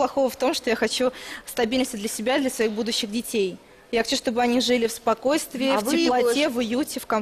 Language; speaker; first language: Russian; native; Russian